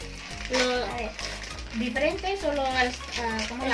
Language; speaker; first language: Spanish; non-native, learner; Indonesian